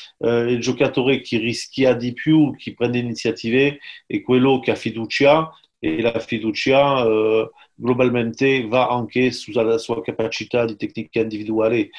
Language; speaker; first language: Italian; non-native, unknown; French